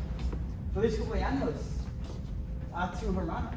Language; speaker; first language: Spanish; non-native, learner; English